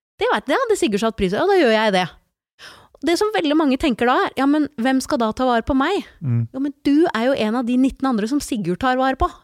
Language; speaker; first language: Norwegian; native; Norwegian